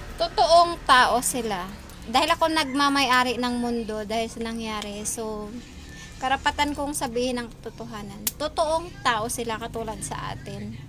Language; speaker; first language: Filipino; non-native, local second language; Hiligaynon